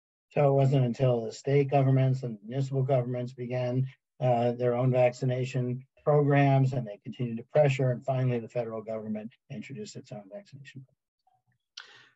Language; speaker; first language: English; native; English